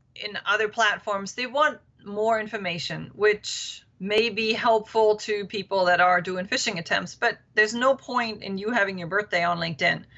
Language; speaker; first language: English; non-native, fluent; German